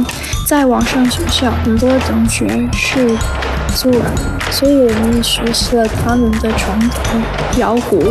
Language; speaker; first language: Chinese; non-native, learner; English